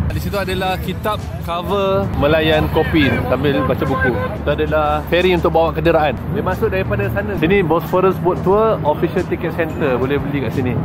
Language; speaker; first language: Malay; native; Malay